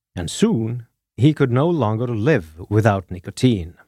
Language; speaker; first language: English; non-native, fluent; Norwegian